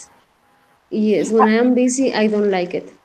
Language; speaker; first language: English; non-native, learner; Spanish